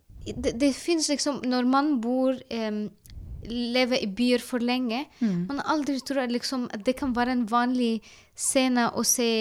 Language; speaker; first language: Norwegian; non-native, learner; Arabic